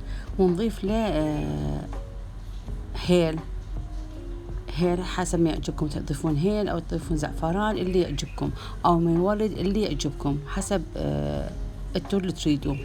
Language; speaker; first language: Arabic; native; Arabic